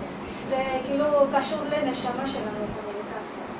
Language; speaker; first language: Hebrew; non-native, fluent; Marathi